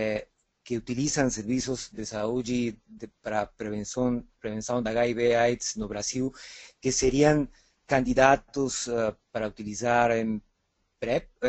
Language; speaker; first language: Portuguese; non-native, fluent; Spanish